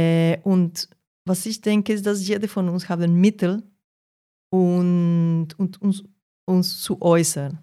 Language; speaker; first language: German; non-native, fluent; Portuguese